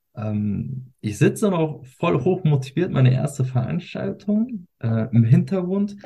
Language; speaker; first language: German; early bilingual, other home language; Turkish